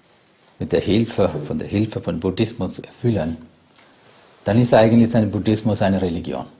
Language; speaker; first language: German; non-native, fluent; Sinhala